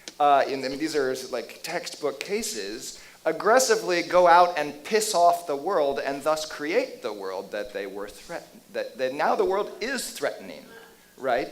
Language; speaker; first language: English; native; English